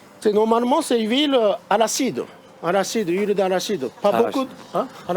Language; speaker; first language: French; non-native, learner; Japanese